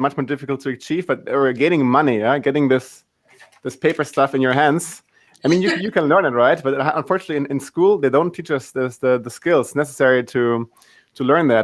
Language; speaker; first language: English; non-native, fluent; German